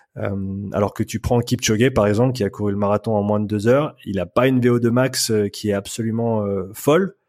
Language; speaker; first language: French; native; French